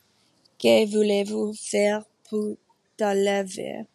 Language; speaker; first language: French; non-native, learner; English